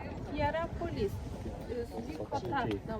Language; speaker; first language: Indonesian; non-native, learner; Turkish